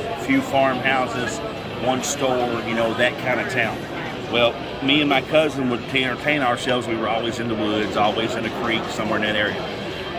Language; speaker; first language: English; native; English